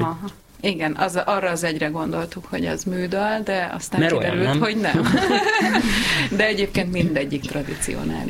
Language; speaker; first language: Hungarian; native; Hungarian